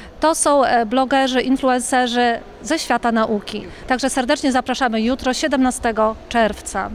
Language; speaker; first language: Polish; native; Polish